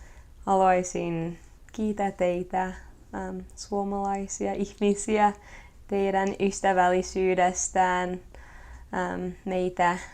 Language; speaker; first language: Finnish; non-native, fluent; English